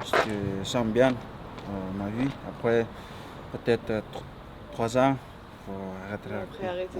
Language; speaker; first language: French; non-native, learner; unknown